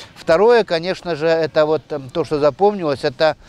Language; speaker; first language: Russian; native; Russian